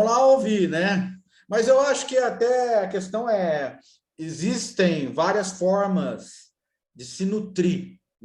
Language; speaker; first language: Portuguese; native; Portuguese